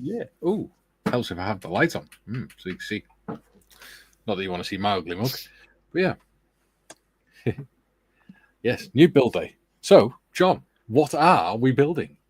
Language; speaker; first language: English; native; English